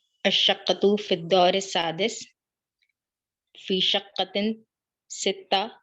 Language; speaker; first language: Arabic; non-native, learner; Urdu